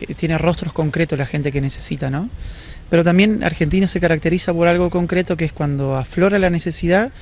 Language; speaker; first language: Spanish; native; Spanish